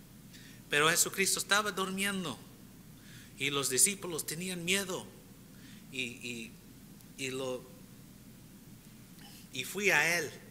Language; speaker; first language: Spanish; early bilingual, heritage; Spanish